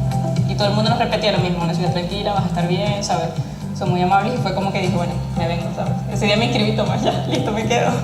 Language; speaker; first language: Spanish; native; Spanish